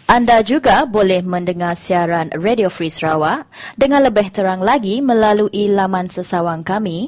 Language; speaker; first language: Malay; non-native, local second language; Iban